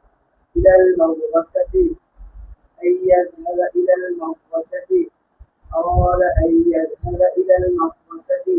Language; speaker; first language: Arabic; non-native, learner; Bangla